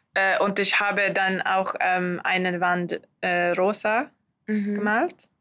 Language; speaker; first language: German; non-native, learner; Swedish